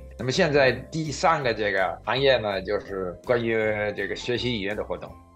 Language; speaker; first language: Chinese; non-native, fluent; English